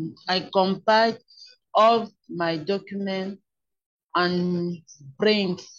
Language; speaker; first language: English; non-native, learner; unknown